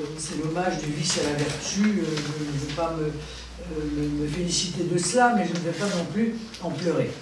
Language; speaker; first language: French; native; French